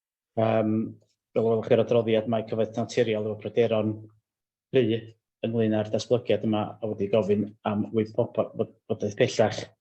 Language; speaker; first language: Welsh; native; Welsh